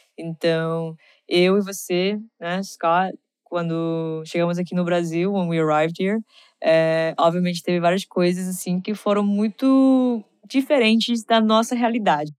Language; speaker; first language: Portuguese; non-native, fluent; English